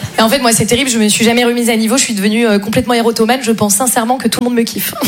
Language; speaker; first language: French; native; French